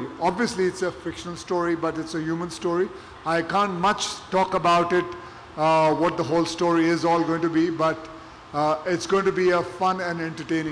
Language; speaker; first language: English; non-native, local second language; Hindi